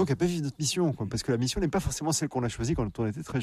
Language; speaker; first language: French; native; French